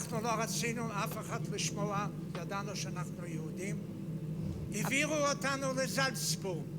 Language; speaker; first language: Hebrew; non-native, fluent; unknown